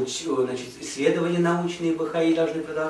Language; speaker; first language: Russian; native; Russian